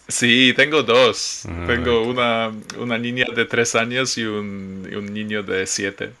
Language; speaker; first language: Spanish; non-native, fluent; Polish